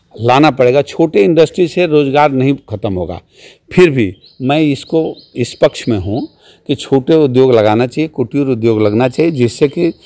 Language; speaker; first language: Hindi; native; Hindi